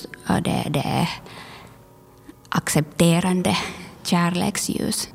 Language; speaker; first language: Swedish; non-native, local second language; Finnish